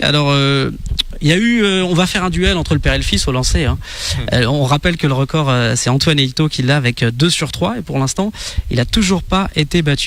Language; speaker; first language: French; native; French